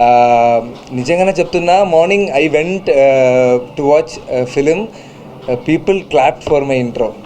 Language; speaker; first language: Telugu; non-native, learner; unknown